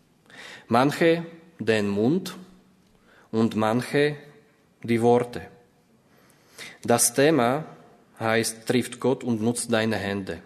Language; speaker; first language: German; non-native, fluent; Slovak